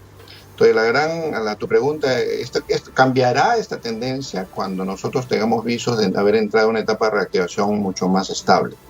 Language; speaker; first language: Spanish; native; Spanish